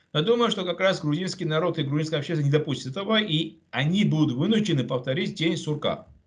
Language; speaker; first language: Russian; non-native, local second language; Georgian